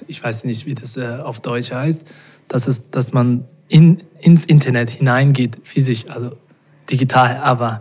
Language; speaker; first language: German; non-native, fluent; Portuguese